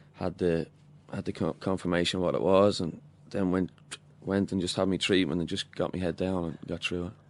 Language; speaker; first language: English; native; English